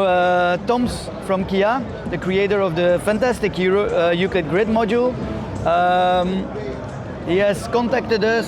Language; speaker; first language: English; non-native, fluent; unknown